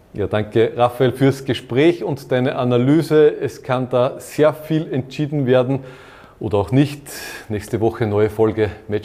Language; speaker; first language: German; native; German